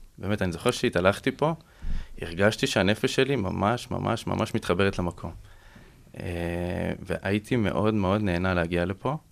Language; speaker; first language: Hebrew; native; Hebrew